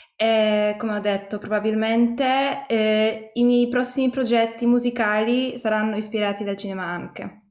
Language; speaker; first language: Italian; non-native, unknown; Polish